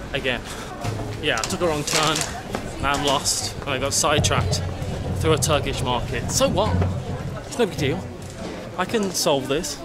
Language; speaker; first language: English; native; English